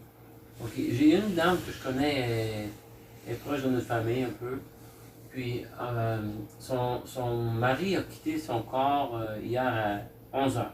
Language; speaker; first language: French; native; French